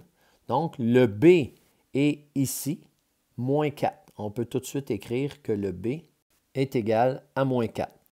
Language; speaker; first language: French; native; French